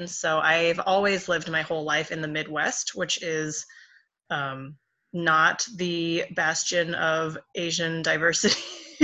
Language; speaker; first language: English; native; English